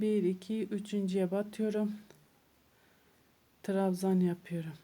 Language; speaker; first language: Turkish; native; Turkish